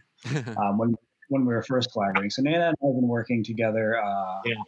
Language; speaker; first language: English; native; English